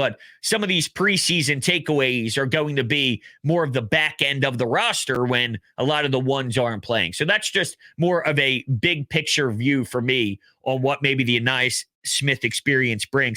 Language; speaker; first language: English; native; English